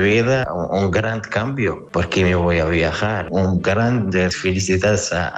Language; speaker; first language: Spanish; non-native, learner; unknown